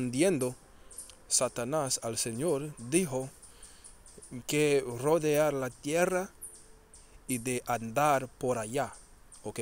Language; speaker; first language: Spanish; early bilingual, heritage; Spanish